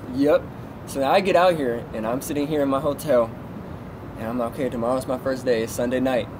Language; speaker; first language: English; native; English